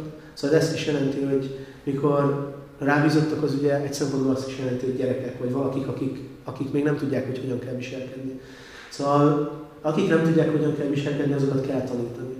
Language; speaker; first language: Hungarian; native; Hungarian